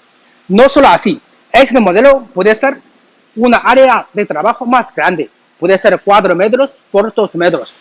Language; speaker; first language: Spanish; non-native, learner; Chinese